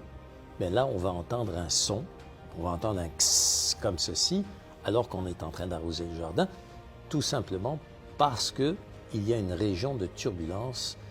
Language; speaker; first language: French; native; French